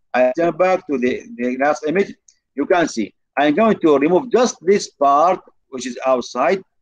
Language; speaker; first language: English; non-native, fluent; Arabic